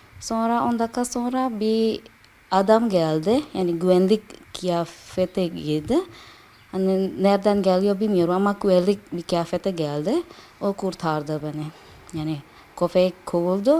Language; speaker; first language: Turkish; non-native, fluent; Indonesian